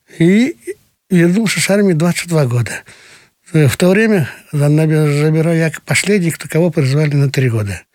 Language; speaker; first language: Russian; non-native, local second language; Kyrgyz